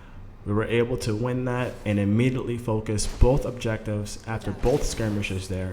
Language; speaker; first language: English; native; English